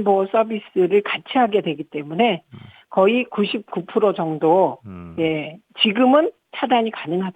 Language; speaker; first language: Korean; native; Korean